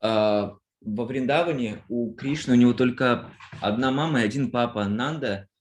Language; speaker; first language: Russian; native; Russian